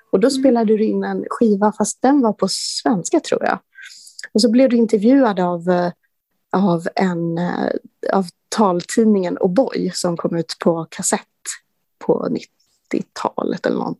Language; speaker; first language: Swedish; native; Swedish